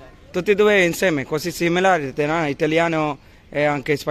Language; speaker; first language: Italian; non-native, learner; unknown